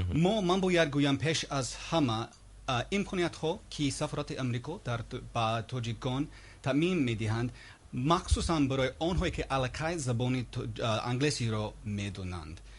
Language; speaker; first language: Persian; non-native, learner; English